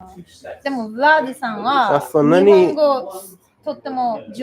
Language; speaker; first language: Japanese; non-native, learner; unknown